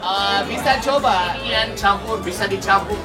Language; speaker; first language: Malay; non-native, fluent; Turkish